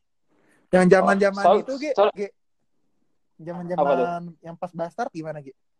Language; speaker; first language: Indonesian; native; Indonesian